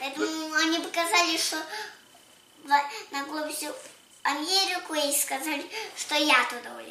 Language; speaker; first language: Russian; early bilingual, heritage; Russian